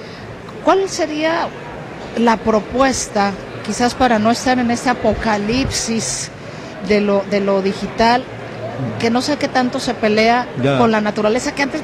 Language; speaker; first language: Spanish; native; Spanish